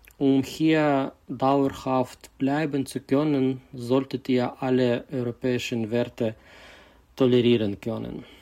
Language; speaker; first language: German; non-native, fluent; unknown